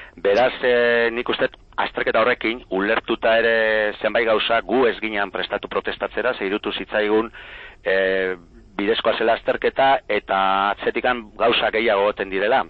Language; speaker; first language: Basque; native; Basque